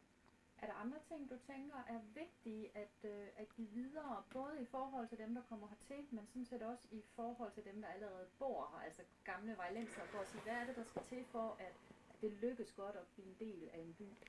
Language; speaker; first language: Danish; native; Danish